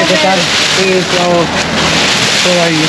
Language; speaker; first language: Spanish; non-native, learner; Filipino